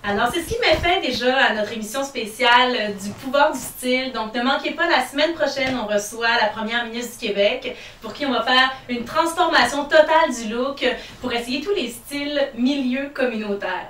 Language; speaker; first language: French; native; French